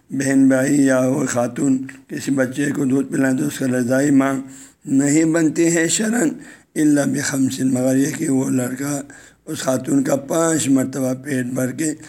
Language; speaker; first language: Urdu; non-native, local second language; Balti